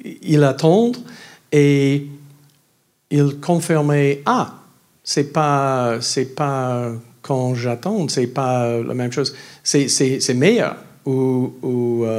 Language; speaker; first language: French; non-native, learner; English